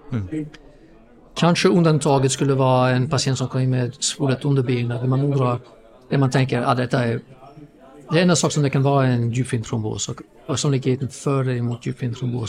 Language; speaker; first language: Swedish; non-native, fluent; English